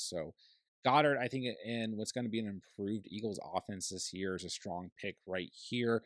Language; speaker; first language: English; native; English